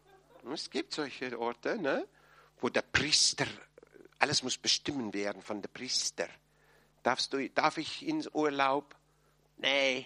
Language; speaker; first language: German; non-native, fluent; English